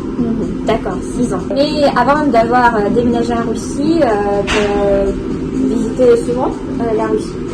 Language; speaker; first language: French; non-native, fluent; Russian